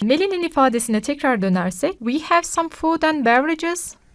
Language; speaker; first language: English; non-native, fluent; Turkish